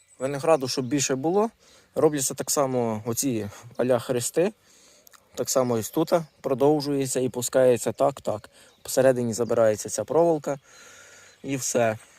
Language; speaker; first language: Ukrainian; non-native, local second language; Russian